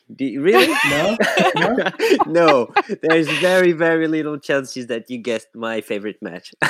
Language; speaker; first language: English; non-native, fluent; French